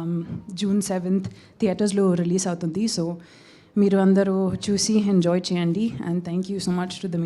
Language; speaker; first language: Telugu; non-native, learner; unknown